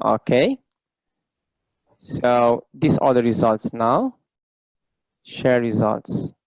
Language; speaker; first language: English; non-native, local second language; Arabic